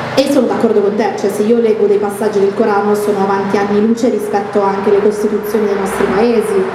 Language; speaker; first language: Italian; early bilingual, other home language; Arabic